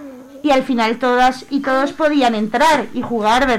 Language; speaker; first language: Spanish; native; Spanish